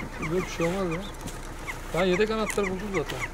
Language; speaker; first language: Turkish; native; Turkish